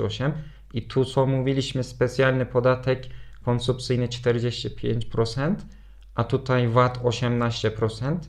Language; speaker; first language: Polish; non-native, fluent; Turkish